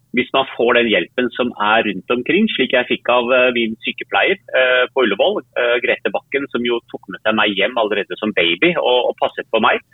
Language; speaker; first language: Norwegian; early bilingual, other home language; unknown